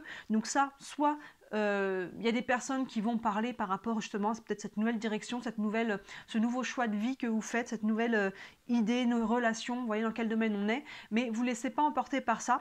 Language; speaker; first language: French; native; French